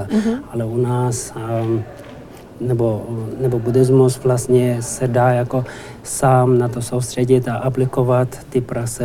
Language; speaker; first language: Czech; non-native, learner; Tibetan